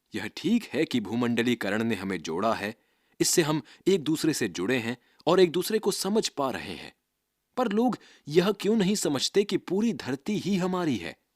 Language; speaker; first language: Hindi; native; Hindi